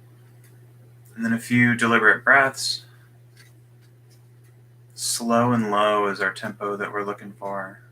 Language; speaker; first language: English; native; English